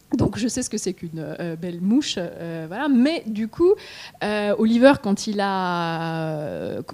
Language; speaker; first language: French; non-native, fluent; Russian